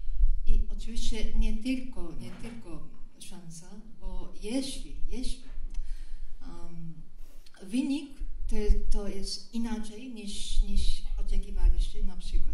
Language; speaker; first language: Polish; non-native, fluent; Japanese